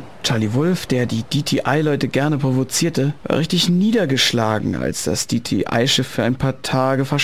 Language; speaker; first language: German; native; German